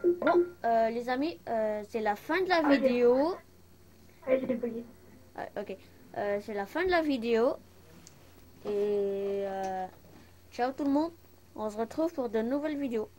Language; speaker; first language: French; non-native, local second language; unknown